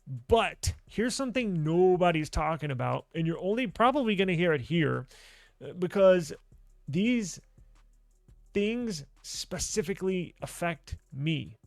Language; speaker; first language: English; native; English